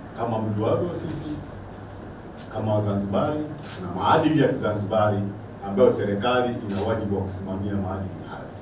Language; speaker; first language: Swahili; native; Swahili